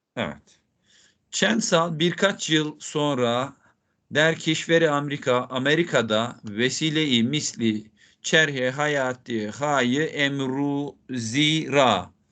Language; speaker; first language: Turkish; native; Turkish